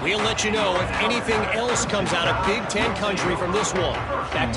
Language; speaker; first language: English; native; English